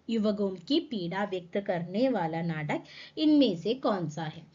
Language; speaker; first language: Hindi; non-native, local second language; Malayalam